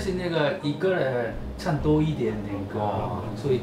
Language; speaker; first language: Chinese; non-native, fluent; Japanese